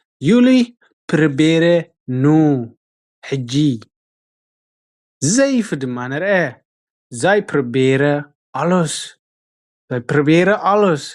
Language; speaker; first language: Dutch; non-native, fluent; Tigrinya